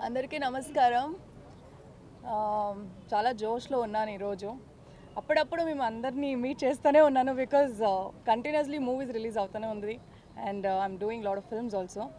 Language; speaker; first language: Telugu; non-native, fluent; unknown